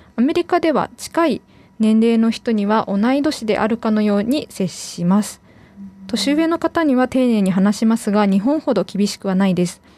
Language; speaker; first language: Japanese; native; Japanese